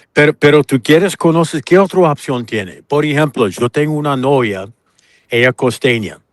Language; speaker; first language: Spanish; non-native, learner; English